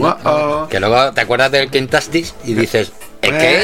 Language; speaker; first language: Spanish; native; Spanish